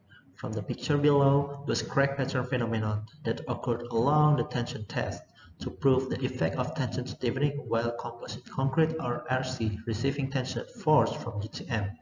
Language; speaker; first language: English; non-native, learner; Indonesian